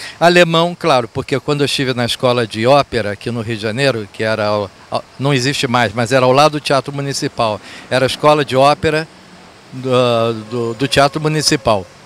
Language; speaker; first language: Portuguese; early bilingual, other home language; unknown